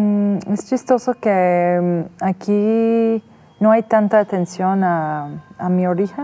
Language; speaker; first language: Spanish; non-native, fluent; Persian